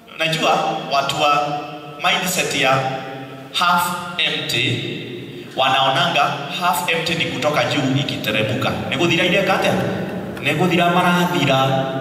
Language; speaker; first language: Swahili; non-native, local second language; Kikuyu